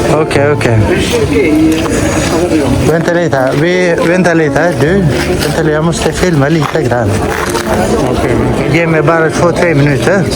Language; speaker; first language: Swedish; non-native, learner; Urdu